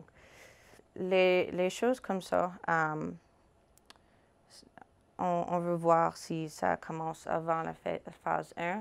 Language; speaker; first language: French; non-native, fluent; English